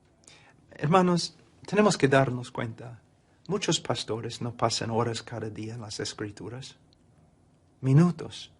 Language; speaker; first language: Spanish; non-native, fluent; English